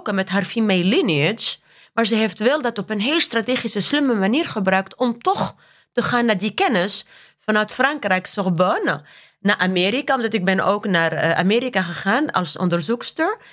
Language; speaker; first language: Dutch; non-native, fluent; Arabic